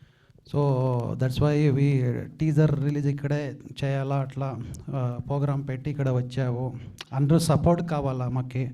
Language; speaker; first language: Telugu; non-native, learner; Kannada